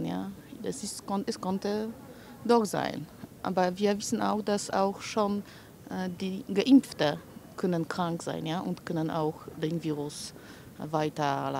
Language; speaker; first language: German; non-native, fluent; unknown